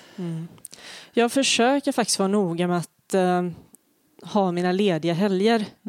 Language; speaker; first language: Swedish; early bilingual, other home language; Bosnian